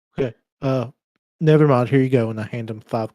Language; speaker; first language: English; native; English